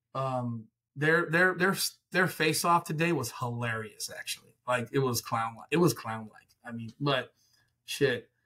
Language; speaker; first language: English; early bilingual, other home language; Spanish